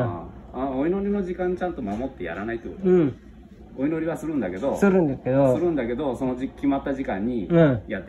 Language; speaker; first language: Japanese; native; Japanese